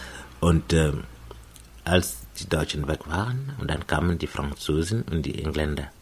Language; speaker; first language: German; non-native, fluent; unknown